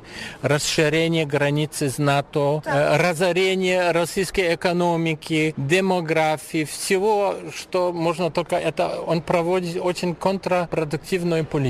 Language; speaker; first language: Russian; non-native, fluent; German